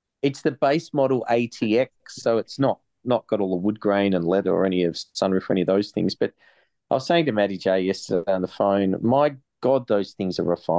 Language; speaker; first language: English; native; English